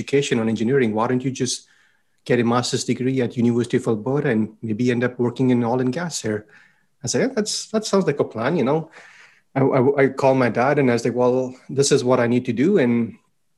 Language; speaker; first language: English; non-native, local second language; Punjabi